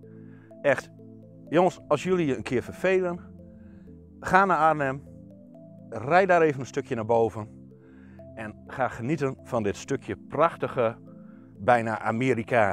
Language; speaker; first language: Dutch; native; Dutch